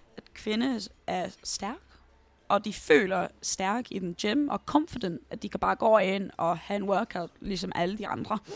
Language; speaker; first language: Danish; early bilingual, heritage; Danish